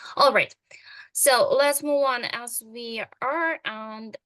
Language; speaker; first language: English; non-native, fluent; Ukrainian